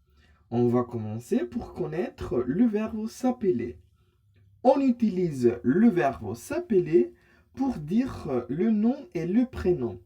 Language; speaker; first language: French; non-native, fluent; Spanish